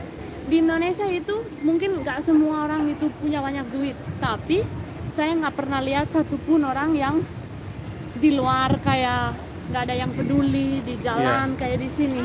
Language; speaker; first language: Indonesian; non-native, fluent; Spanish